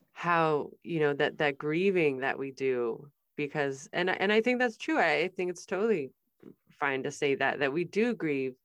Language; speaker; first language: English; native; English